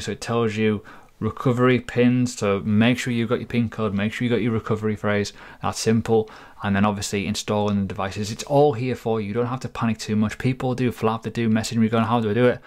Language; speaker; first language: English; native; English